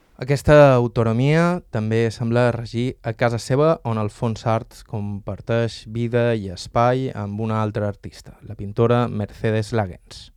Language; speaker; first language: Catalan; native; Catalan